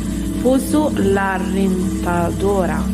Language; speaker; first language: Catalan; non-native, learner; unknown